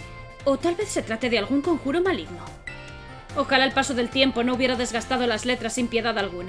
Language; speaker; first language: Spanish; native; Spanish